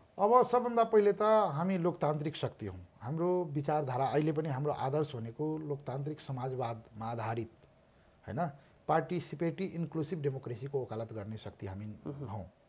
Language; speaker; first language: Nepali; non-native, local second language; Maithili